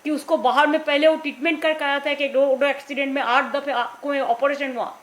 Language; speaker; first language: Hindi; non-native, local second language; Bangla